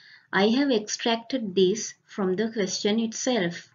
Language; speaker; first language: English; non-native, local second language; Sinhala